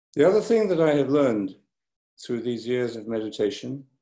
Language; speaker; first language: English; native; English